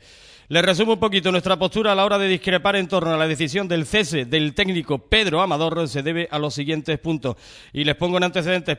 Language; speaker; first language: Spanish; native; Spanish